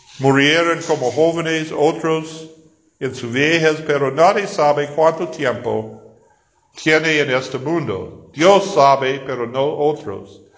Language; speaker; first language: Spanish; non-native, fluent; English